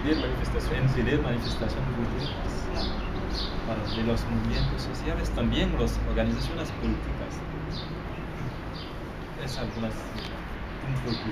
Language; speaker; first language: Spanish; non-native, learner; Haitian Creole